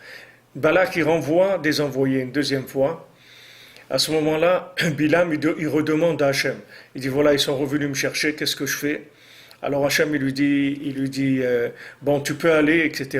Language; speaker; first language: French; native; French